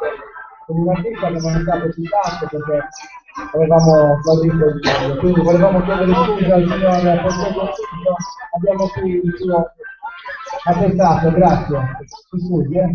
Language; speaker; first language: Italian; native; Italian